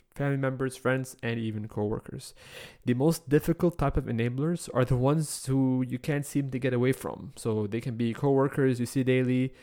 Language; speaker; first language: English; non-native, fluent; Arabic